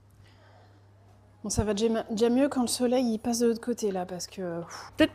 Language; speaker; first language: French; native; French